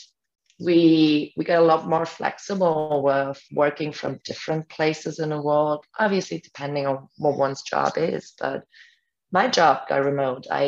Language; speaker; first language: English; non-native, fluent; German